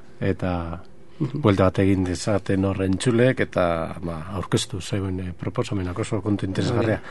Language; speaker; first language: Basque; native; Basque